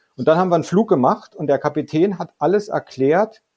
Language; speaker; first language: German; native; German